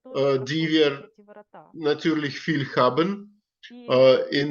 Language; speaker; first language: German; non-native, learner; Russian